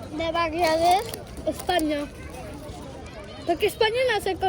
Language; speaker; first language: Spanish; early bilingual, other home language; Bangla